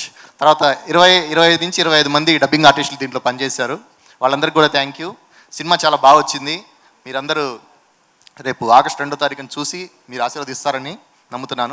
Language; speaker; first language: Telugu; native; Telugu